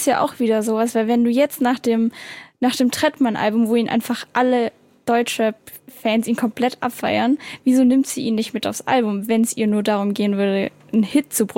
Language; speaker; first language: German; native; German